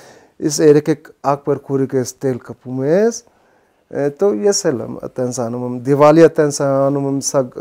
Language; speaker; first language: Armenian; non-native, learner; Hindi